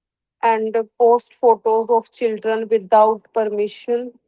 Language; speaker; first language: English; non-native, local second language; Hindi